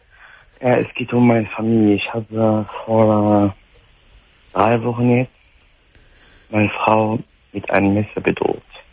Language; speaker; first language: German; non-native, fluent; Arabic